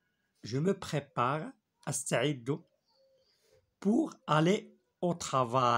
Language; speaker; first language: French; non-native, local second language; Arabic